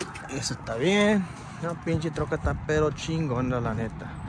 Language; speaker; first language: Spanish; early bilingual, heritage; Spanish